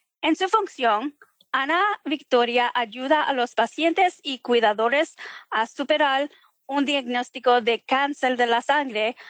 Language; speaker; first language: Spanish; early bilingual, heritage; Spanish